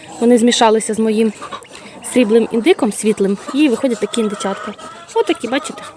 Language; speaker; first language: Ukrainian; non-native, local second language; Russian